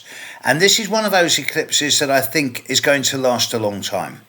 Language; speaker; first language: English; native; English